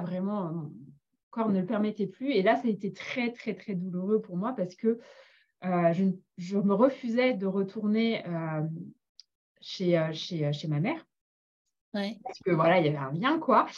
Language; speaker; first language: French; native; French